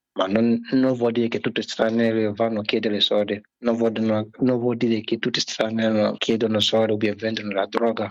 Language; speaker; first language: Italian; non-native, learner; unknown